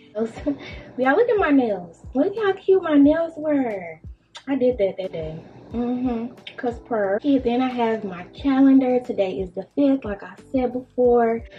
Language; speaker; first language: English; native; English